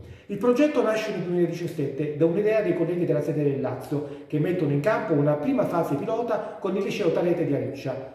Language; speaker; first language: Italian; native; Italian